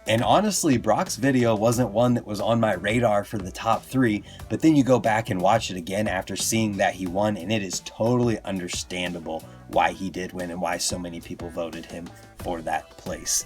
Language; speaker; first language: English; native; English